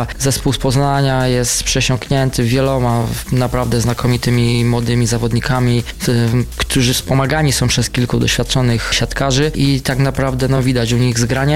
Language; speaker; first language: Polish; native; Polish